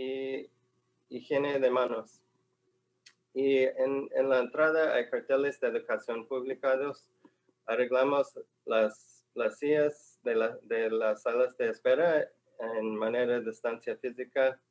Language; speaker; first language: Spanish; non-native, fluent; English